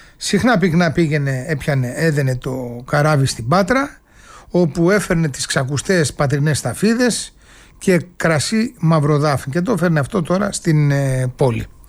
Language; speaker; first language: Greek; native; Greek